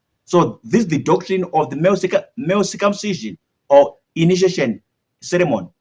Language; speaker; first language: English; non-native, local second language; Shona